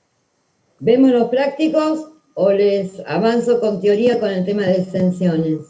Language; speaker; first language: Spanish; native; Spanish